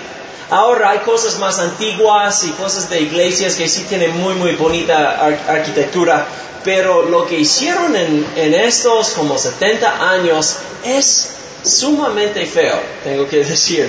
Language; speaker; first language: Spanish; non-native, fluent; English